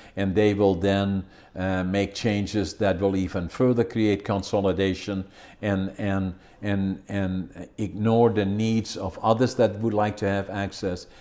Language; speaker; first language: English; non-native, fluent; Dutch